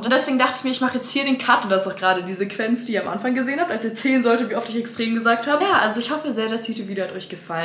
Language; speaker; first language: German; native; German